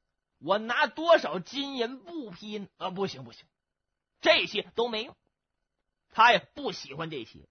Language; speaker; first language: Chinese; native; Chinese